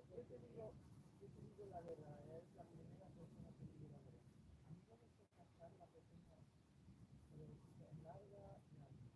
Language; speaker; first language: Spanish; non-native, fluent; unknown